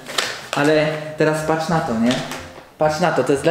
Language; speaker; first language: Polish; native; Polish